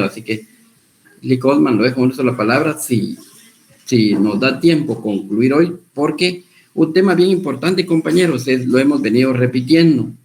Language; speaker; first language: Spanish; native; Spanish